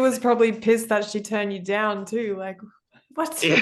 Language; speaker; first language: English; native; English